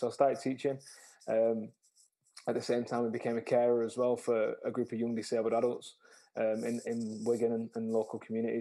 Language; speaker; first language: English; native; English